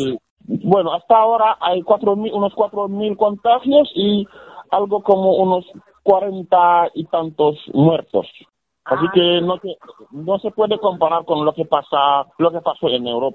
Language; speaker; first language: Spanish; non-native, fluent; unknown